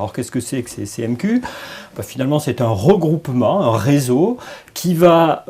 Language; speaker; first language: French; native; French